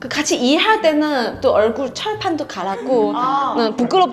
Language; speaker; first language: Korean; non-native, fluent; Chinese